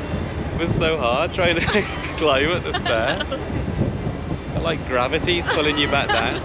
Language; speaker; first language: English; native; English